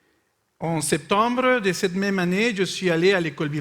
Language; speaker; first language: French; non-native, fluent; Spanish